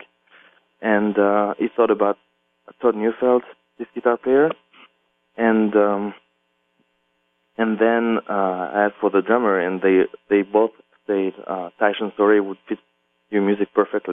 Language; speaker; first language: English; non-native, fluent; French